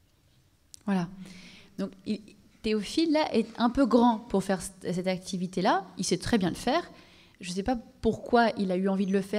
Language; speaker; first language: French; native; French